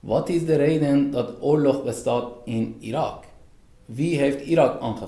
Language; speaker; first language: Dutch; non-native, fluent; Persian